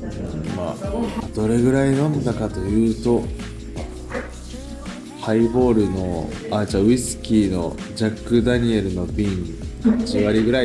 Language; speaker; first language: Japanese; native; Japanese